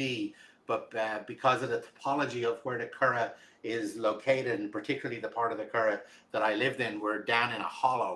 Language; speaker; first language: English; native; English